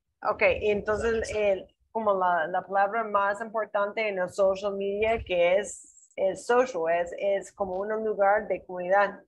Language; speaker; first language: Spanish; non-native, learner; English